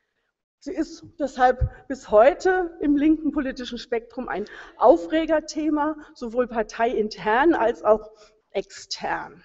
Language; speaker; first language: German; native; German